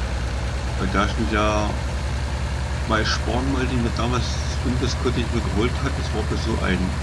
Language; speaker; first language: German; native; German